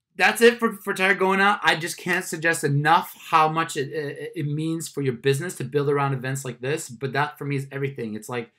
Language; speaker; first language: English; non-native, fluent; Swedish